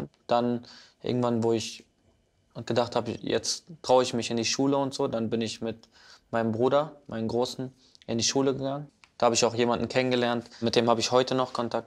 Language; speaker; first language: German; early bilingual, other home language; Kurdish